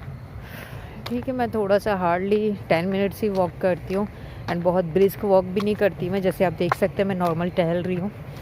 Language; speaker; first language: Hindi; native; Hindi